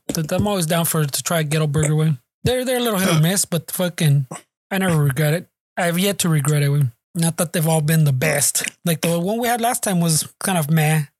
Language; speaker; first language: English; early bilingual, other home language; Spanish